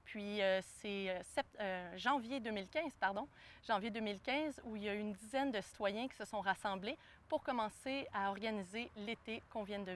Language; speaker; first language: French; native; French